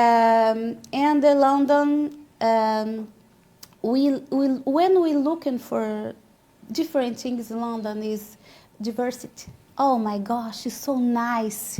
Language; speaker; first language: English; non-native, learner; Portuguese